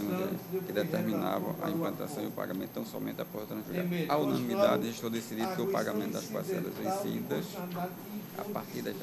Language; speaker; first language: Portuguese; native; Portuguese